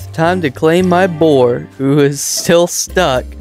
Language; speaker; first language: English; native; English